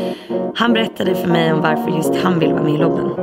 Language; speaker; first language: Swedish; native; Swedish